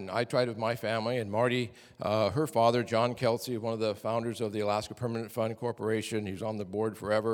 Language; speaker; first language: English; native; English